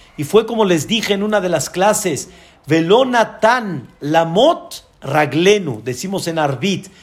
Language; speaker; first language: Spanish; early bilingual, other home language; Arabic